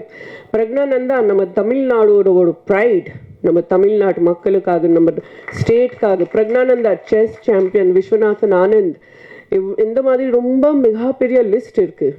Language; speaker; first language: Tamil; non-native, fluent; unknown